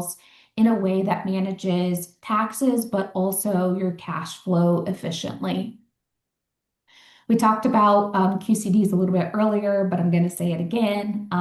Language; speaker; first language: English; native; English